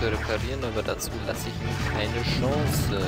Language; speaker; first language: German; native; German